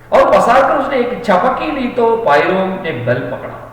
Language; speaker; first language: Hindi; non-native, local second language; Malayalam